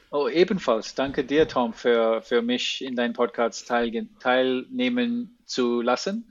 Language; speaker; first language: German; non-native, learner; English